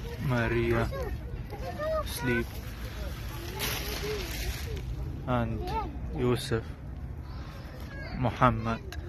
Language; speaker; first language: English; non-native, learner; Arabic